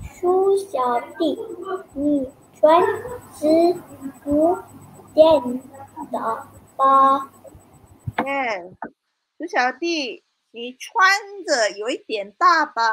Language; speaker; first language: Chinese; non-native, fluent; Malay